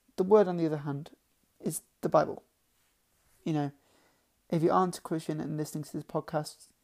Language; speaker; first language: English; native; English